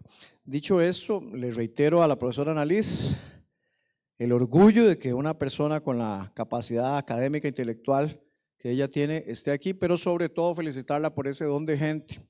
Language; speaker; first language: Spanish; native; Spanish